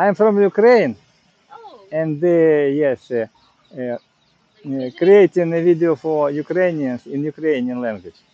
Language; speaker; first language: English; non-native, learner; Ukrainian